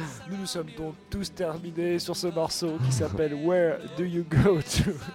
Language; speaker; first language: French; native; French